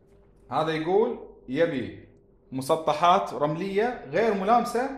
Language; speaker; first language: Arabic; native; Arabic